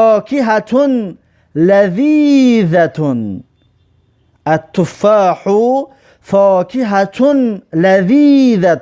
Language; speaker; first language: Arabic; non-native, fluent; Persian